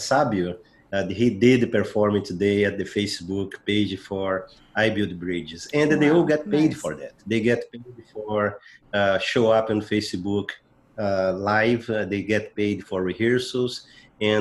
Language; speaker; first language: English; non-native, fluent; Portuguese